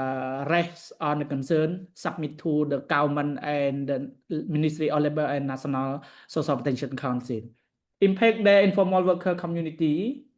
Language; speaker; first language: English; non-native, learner; Khmer